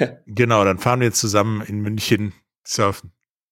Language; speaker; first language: German; native; German